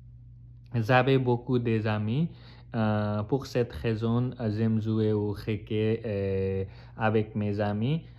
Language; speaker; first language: French; non-native, learner; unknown